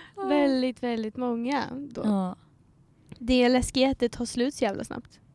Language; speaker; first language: Swedish; native; Swedish